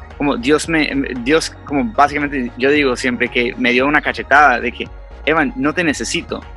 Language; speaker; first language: Spanish; non-native, fluent; English